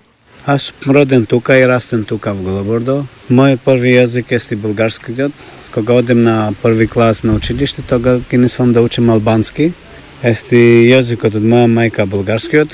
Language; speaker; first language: Bulgarian; early bilingual, heritage; Bulgarian